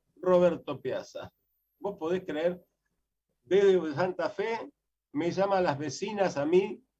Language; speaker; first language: Spanish; native; Spanish